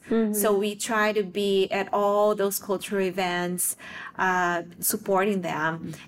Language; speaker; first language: English; non-native, fluent; Portuguese